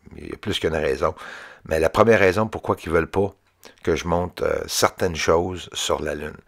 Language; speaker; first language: French; native; French